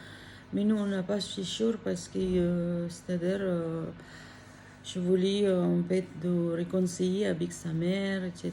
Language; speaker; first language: French; non-native, learner; Filipino